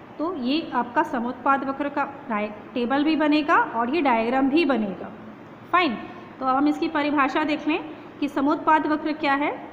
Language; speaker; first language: Hindi; native; Hindi